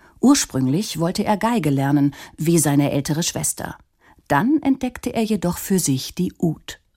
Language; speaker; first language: German; native; German